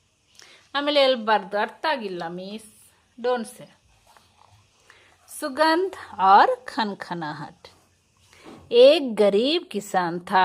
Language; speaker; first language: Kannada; non-native, local second language; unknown